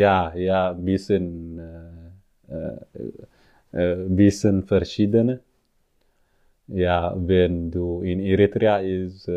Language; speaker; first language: German; non-native, learner; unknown